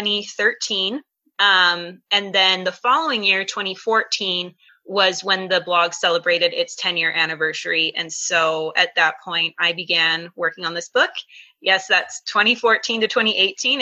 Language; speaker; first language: English; native; English